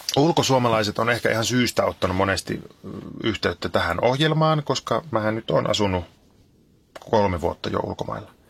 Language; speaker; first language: Finnish; native; Finnish